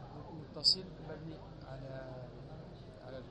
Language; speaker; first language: Arabic; non-native, learner; French